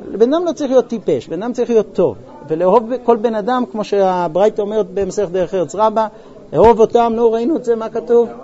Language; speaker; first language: Hebrew; non-native, fluent; English